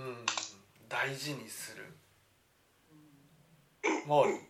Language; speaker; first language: Japanese; native; Japanese